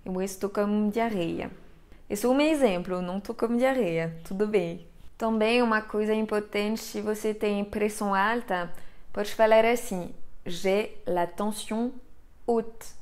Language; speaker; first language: Portuguese; non-native, fluent; French